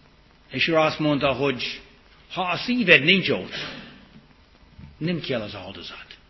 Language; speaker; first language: Hungarian; non-native, fluent; English